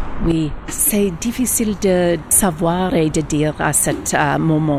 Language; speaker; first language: French; non-native, learner; English